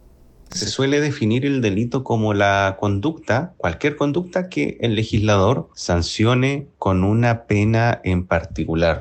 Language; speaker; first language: Spanish; native; Spanish